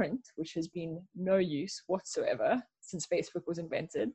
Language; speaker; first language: English; native; English